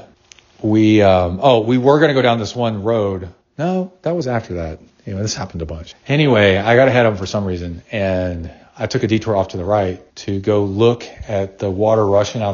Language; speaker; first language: English; native; English